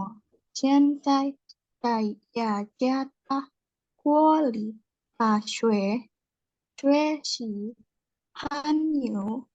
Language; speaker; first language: Chinese; non-native, learner; Indonesian